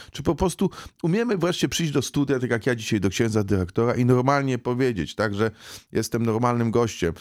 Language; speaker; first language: Polish; native; Polish